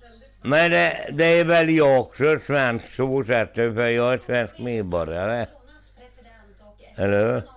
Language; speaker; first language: Swedish; non-native, local second language; Finnish